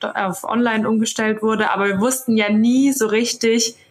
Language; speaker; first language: German; native; German